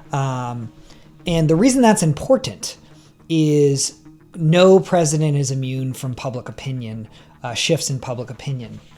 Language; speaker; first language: English; native; English